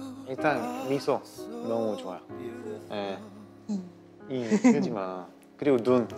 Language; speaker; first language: Korean; non-native, learner; Bulgarian